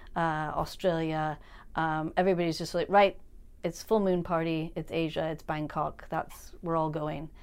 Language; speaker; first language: English; native; English